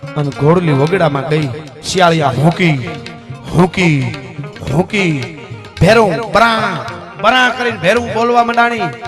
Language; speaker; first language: Gujarati; native; Gujarati